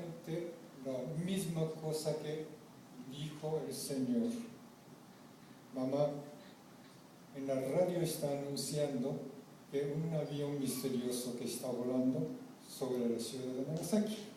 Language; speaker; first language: Spanish; non-native, fluent; Japanese